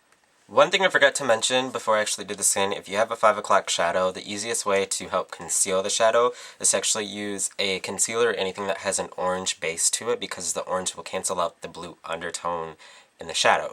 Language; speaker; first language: English; native; English